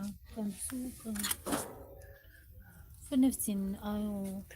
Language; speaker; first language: German; non-native, learner; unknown